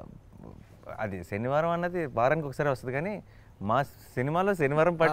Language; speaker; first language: Telugu; native; Telugu